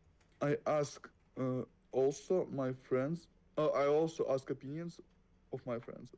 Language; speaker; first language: English; non-native, learner; Russian